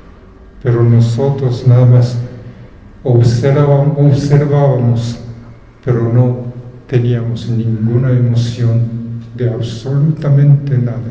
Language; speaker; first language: Spanish; non-native, fluent; Japanese